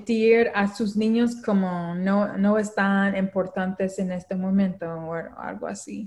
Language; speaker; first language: Spanish; non-native, learner; English